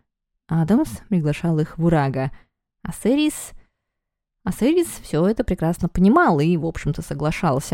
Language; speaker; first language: Russian; native; Russian